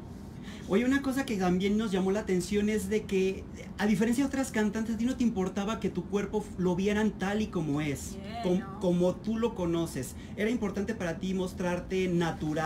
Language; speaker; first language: Spanish; native; Spanish